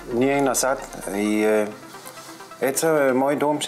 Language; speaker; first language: Russian; non-native, learner; Danish